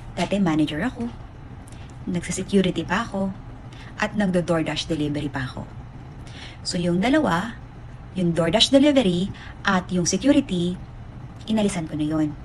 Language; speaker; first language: Filipino; native; Filipino